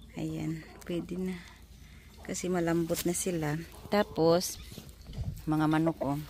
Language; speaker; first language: Filipino; non-native, local second language; Masbatenyo